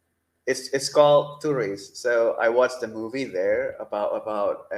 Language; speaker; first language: English; non-native, learner; Indonesian